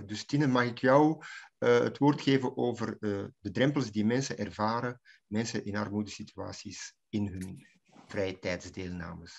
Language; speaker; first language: Dutch; native; Dutch